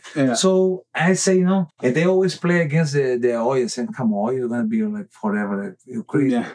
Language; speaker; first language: English; non-native, learner; Portuguese